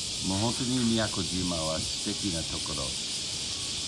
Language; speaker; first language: Japanese; non-native, fluent; English